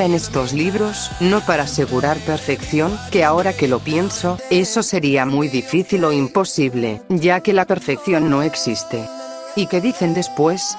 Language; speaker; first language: Spanish; native; Spanish